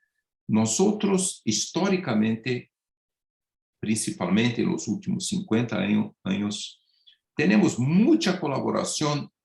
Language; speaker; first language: Spanish; non-native, fluent; Portuguese